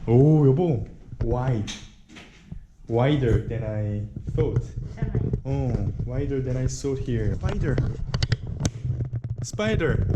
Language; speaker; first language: English; non-native, learner; Korean